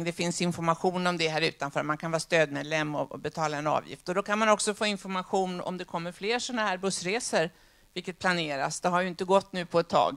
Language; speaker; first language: Swedish; native; Swedish